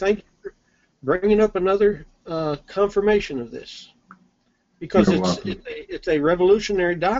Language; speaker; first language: English; native; English